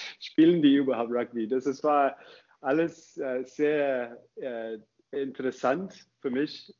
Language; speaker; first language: German; non-native, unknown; English